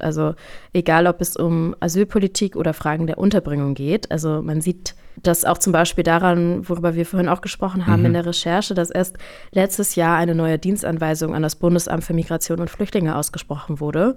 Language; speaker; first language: German; native; German